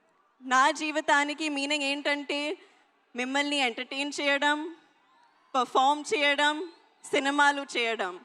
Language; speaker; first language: Telugu; non-native, learner; Hindi